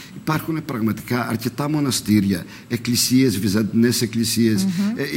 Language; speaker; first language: Greek; native; Greek